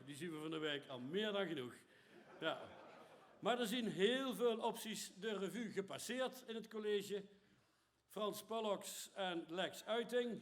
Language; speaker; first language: Dutch; native; Dutch